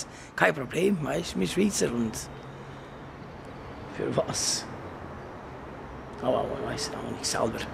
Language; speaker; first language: German; non-native, learner; Albanian